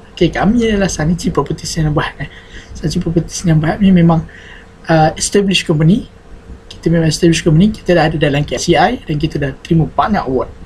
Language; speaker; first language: Malay; native; Malay